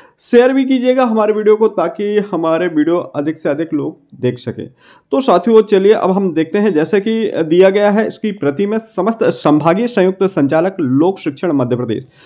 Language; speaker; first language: Hindi; native; Hindi